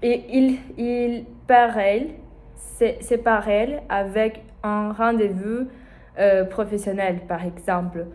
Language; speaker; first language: French; non-native, learner; Portuguese